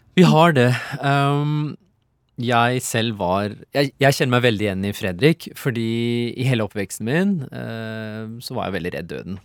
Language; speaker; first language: Norwegian; early bilingual, other home language; Urdu